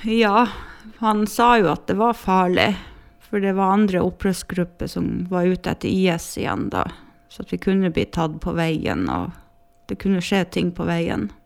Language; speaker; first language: Norwegian; native; Norwegian